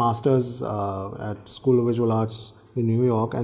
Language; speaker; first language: English; non-native, local second language; Hindi